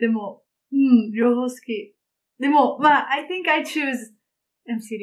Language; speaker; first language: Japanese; non-native, learner; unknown